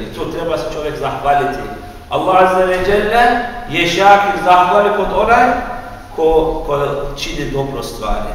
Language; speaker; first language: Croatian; non-native, fluent; Turkish